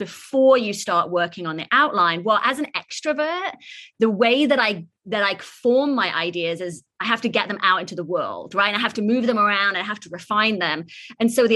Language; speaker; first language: English; native; English